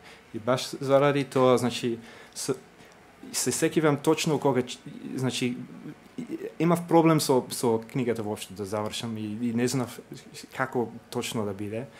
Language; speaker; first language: Macedonian; non-native, fluent; English